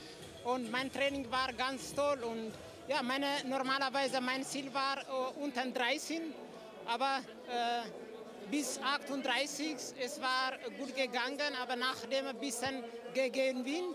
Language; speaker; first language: German; non-native, learner; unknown